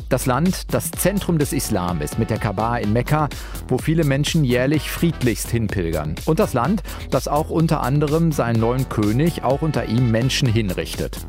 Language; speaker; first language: German; native; German